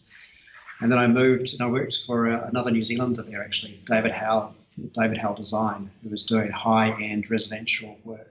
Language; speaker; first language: English; native; English